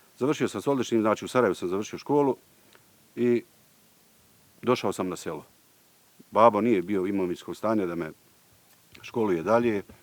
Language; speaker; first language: Bosnian; native; Bosnian